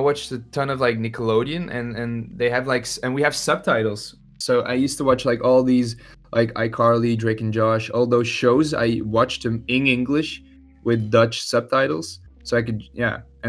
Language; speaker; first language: English; non-native, fluent; Dutch